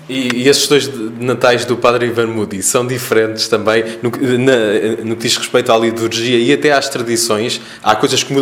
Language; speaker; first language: Portuguese; native; Portuguese